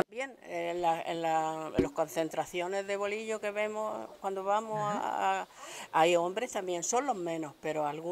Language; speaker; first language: Spanish; native; Spanish